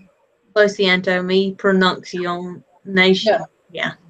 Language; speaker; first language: Spanish; non-native, learner; English